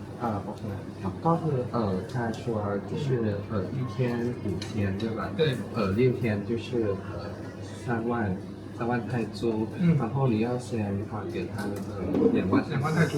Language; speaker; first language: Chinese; non-native, fluent; Thai